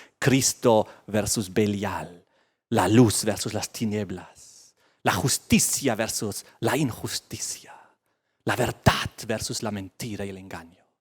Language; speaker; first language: Spanish; native; Spanish